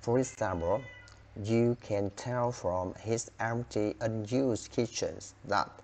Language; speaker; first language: English; non-native, learner; Vietnamese